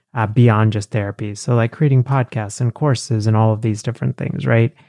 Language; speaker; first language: English; early bilingual, other home language; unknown